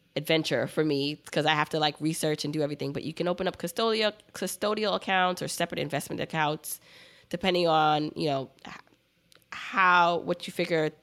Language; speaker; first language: English; native; English